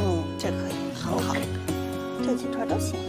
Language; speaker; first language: Chinese; native; Chinese